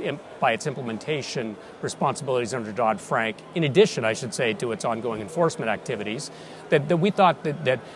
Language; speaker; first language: English; native; English